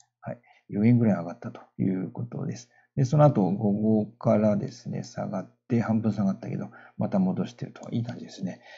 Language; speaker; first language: Japanese; native; Japanese